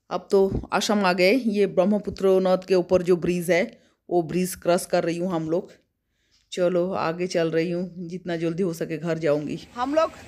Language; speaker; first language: Hindi; non-native, local second language; Bangla